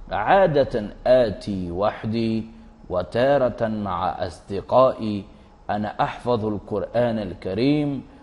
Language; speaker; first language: Arabic; non-native, fluent; Urdu